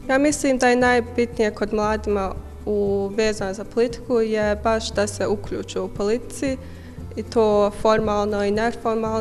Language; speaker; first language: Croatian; early bilingual, heritage; Bosnian